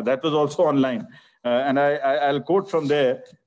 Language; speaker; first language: English; non-native, local second language; Punjabi